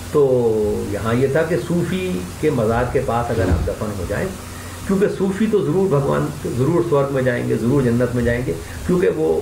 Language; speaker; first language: Hindi; native; Hindi